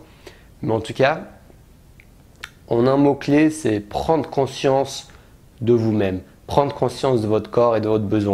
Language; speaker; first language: French; native; French